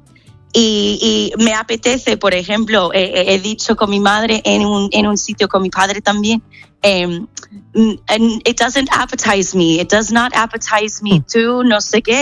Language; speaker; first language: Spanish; non-native, fluent; English